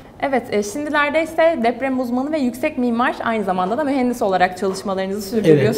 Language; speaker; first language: Turkish; native; Turkish